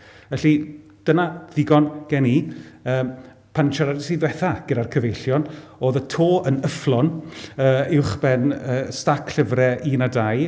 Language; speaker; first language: Welsh; native; Welsh